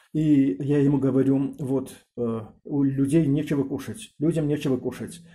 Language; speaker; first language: Russian; non-native, local second language; Armenian